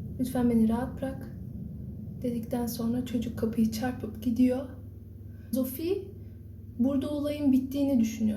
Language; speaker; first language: Turkish; early bilingual, heritage; Turkish